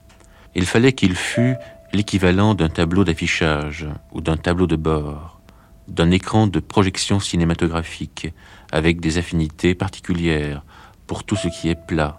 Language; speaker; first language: French; native; French